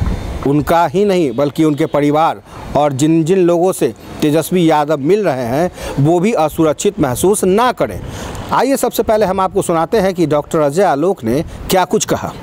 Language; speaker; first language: Hindi; native; Hindi